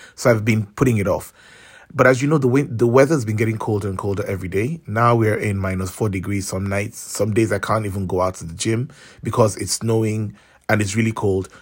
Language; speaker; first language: English; non-native, local second language; Yoruba